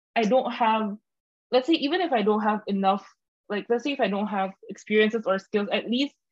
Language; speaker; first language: English; non-native, fluent; Indonesian